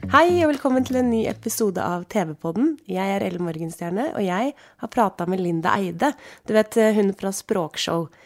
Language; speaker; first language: Norwegian; native; Norwegian